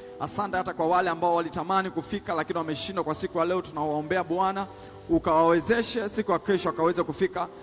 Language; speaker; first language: Swahili; native; Swahili